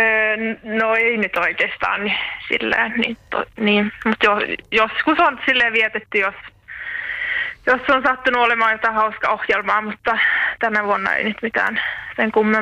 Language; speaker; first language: Finnish; native; Finnish